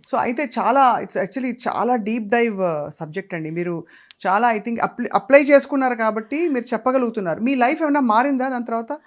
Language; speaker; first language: Telugu; native; Telugu